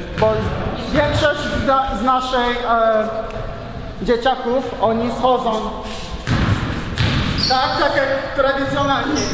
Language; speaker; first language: Polish; non-native, learner; Japanese